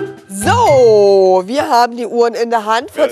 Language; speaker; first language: German; native; German